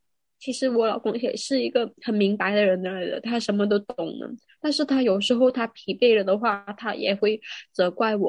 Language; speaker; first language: Chinese; non-native, local second language; Cantonese